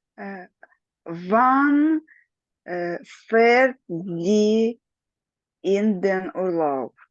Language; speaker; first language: German; non-native, learner; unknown